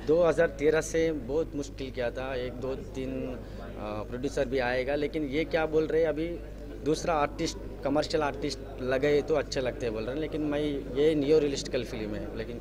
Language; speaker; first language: Hindi; non-native, local second language; Telugu